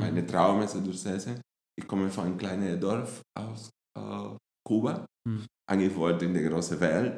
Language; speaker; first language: German; non-native, fluent; Spanish